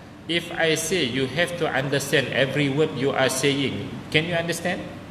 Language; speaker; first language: English; non-native, local second language; Malay